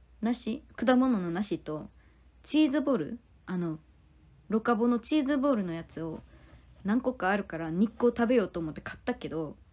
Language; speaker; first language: Japanese; non-native, fluent; Korean